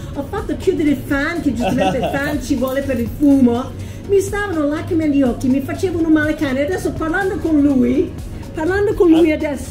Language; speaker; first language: Italian; non-native, fluent; English